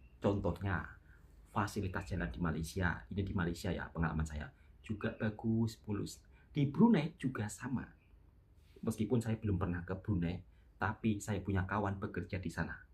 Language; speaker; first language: Indonesian; native; Indonesian